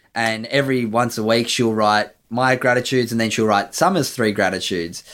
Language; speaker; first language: English; native; English